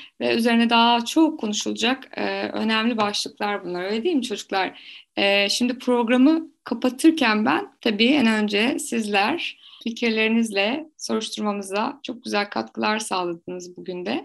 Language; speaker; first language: Turkish; native; Turkish